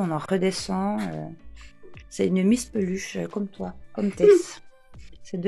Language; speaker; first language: French; native; French